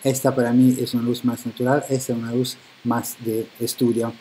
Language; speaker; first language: Spanish; non-native, fluent; Italian